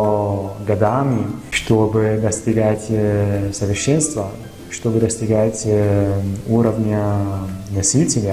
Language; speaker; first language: Russian; non-native, fluent; Italian